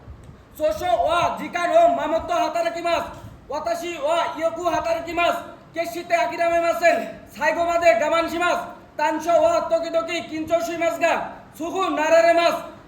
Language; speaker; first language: Japanese; non-native, learner; Bangla